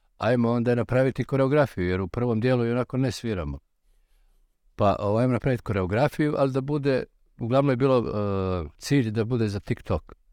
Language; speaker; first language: Croatian; native; Croatian